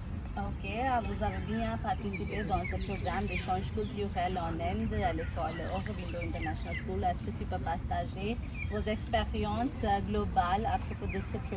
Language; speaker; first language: French; non-native, learner; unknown